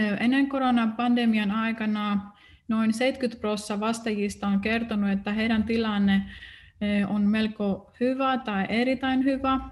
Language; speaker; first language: Finnish; non-native, fluent; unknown